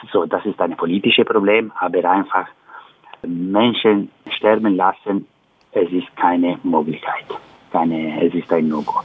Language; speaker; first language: German; non-native, learner; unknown